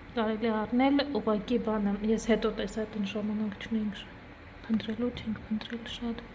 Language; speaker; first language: Armenian; native; Armenian